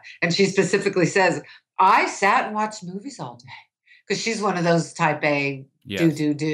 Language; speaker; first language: English; native; English